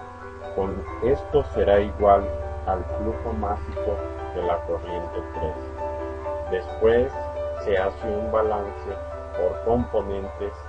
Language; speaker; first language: Spanish; native; Spanish